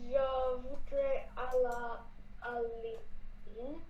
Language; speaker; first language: French; non-native, learner; English